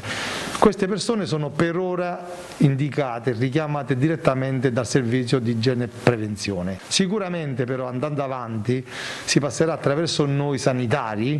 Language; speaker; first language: Italian; native; Italian